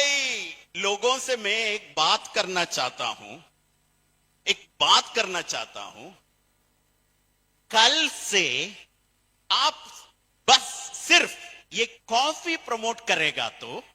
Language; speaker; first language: Hindi; non-native, fluent; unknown